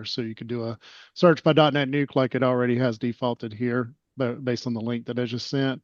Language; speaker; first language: English; native; English